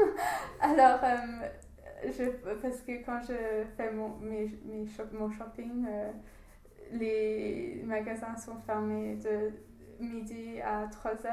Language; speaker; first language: French; non-native, learner; English